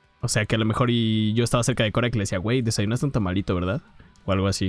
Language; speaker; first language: Spanish; native; Spanish